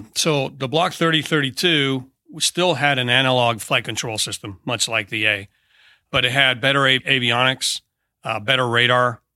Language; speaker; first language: English; native; English